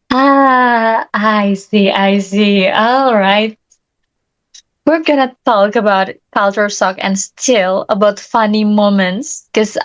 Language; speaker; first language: English; non-native, learner; Indonesian